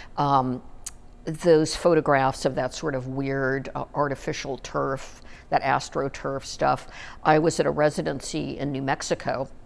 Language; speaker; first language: English; native; English